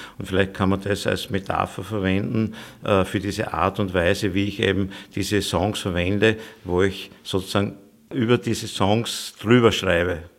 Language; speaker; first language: German; native; German